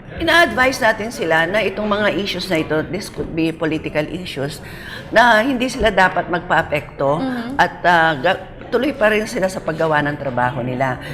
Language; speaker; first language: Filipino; non-native, local second language; Pampanga